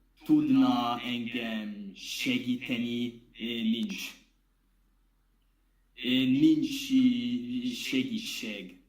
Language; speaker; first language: Hungarian; non-native, learner; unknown